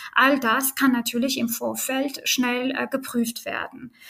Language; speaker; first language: German; non-native, fluent; Armenian